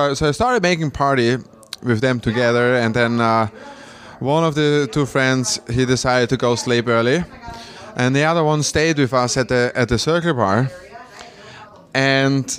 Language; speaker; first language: English; non-native, fluent; German